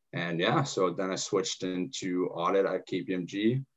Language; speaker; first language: English; native; English